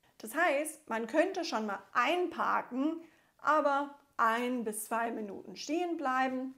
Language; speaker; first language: German; non-native, fluent; English